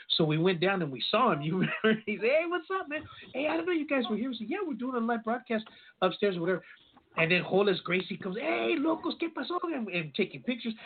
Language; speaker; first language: English; native; English